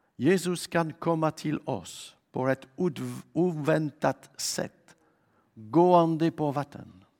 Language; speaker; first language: Swedish; non-native, fluent; French